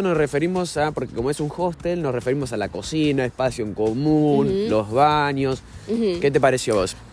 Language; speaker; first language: Spanish; native; Spanish